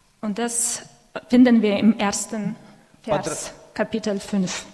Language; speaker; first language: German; non-native, fluent; Russian